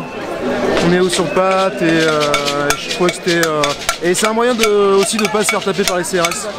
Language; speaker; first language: French; native; French